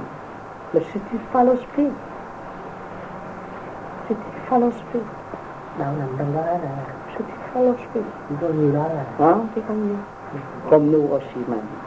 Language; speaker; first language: French; non-native, fluent; Vietnamese